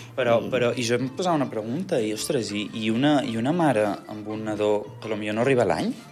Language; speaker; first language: Catalan; native; Catalan